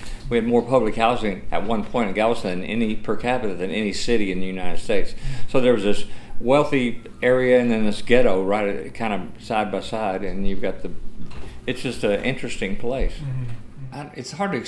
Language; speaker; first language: English; native; English